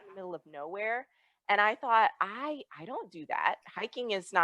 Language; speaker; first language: English; native; English